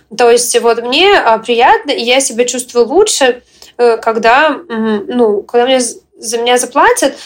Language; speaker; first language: Russian; non-native, fluent; Ukrainian